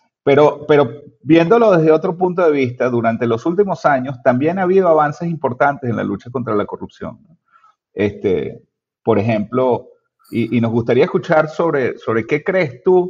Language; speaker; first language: Spanish; native; Spanish